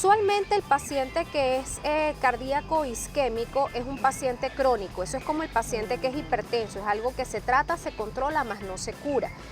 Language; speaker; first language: Spanish; native; Spanish